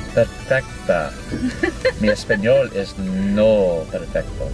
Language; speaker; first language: Spanish; non-native, learner; English